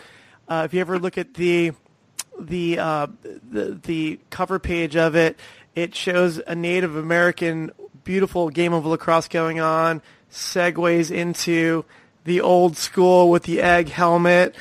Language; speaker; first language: English; native; English